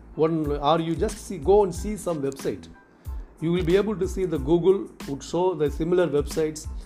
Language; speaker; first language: English; non-native, local second language; Tamil